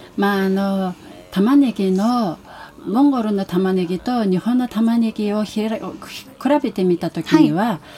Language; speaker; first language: Japanese; non-native, fluent; Mongolian